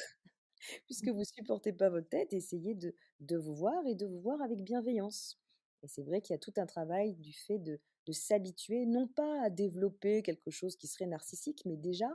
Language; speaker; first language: French; native; French